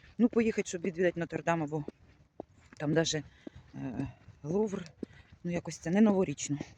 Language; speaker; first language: Ukrainian; native; Ukrainian